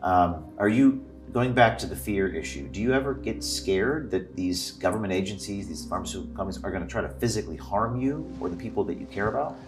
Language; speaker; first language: English; native; English